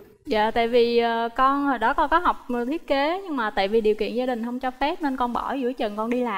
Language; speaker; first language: Vietnamese; native; Vietnamese